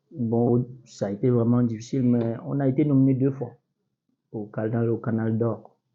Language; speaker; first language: French; non-native, local second language; Basaa